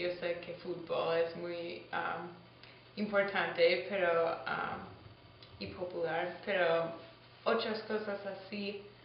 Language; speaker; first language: Spanish; non-native, learner; English